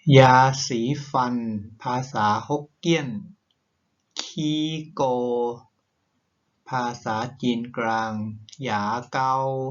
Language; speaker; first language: Thai; native; Thai